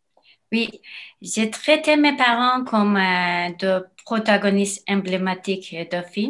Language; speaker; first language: French; non-native, learner; Persian